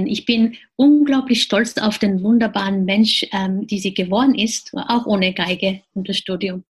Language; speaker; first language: German; non-native, fluent; Japanese